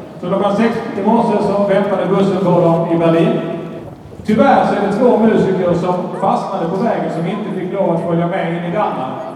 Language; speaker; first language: Norwegian; native; Norwegian